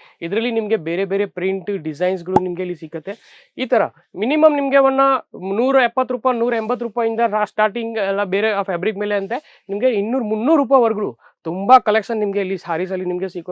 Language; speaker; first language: Kannada; non-native, local second language; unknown